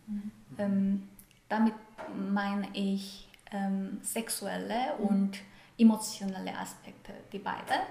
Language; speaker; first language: German; non-native, fluent; Korean